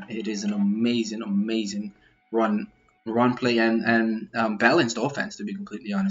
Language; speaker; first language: English; native; English